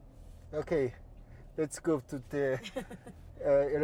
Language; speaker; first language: English; non-native, learner; Mongolian